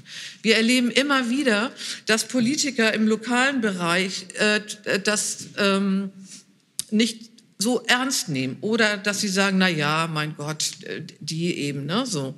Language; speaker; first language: German; native; German